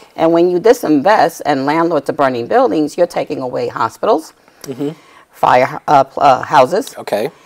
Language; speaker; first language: English; native; English